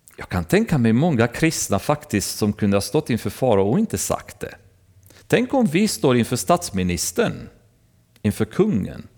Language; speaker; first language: Swedish; non-native, fluent; Romanian